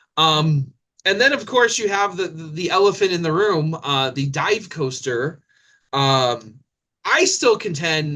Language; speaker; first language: English; native; English